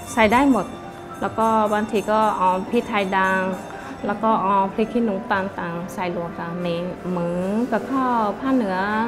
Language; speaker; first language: Thai; non-native, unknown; Karen languages